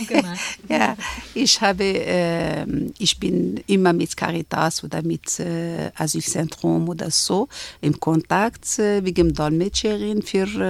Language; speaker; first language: German; non-native, learner; Arabic